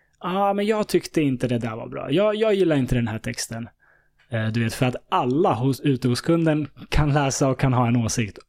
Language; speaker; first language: Swedish; early bilingual, other home language; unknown